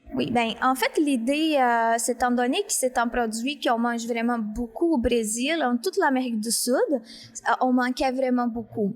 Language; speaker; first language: French; non-native, fluent; Portuguese